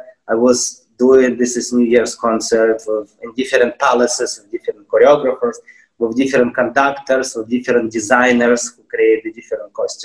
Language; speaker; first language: English; non-native, fluent; Russian